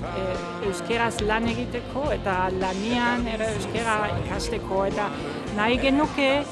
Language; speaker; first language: Basque; non-native, fluent; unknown